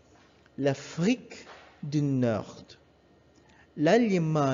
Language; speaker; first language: French; non-native, learner; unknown